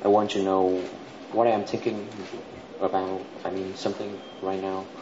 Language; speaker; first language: English; non-native, learner; Vietnamese